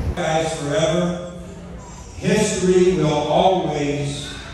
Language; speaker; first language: English; native; English